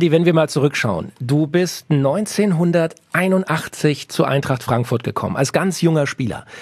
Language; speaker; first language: German; native; German